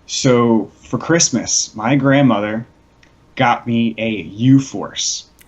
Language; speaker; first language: English; native; English